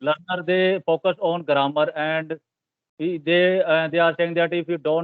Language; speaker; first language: English; non-native, learner; Hindi